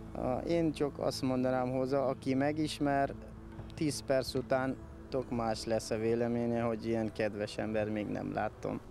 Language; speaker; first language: Hungarian; non-native, fluent; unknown